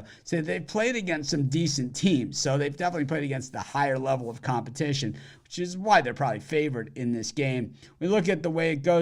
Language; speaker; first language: English; native; English